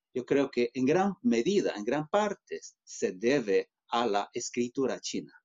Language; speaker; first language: Spanish; non-native, fluent; Chinese